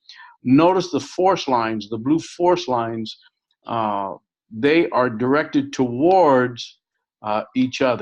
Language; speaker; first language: English; native; English